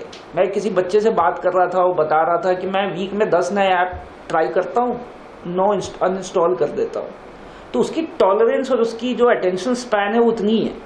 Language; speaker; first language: Hindi; native; Hindi